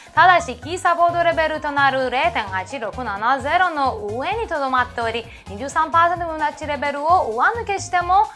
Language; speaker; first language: Japanese; non-native, fluent; Persian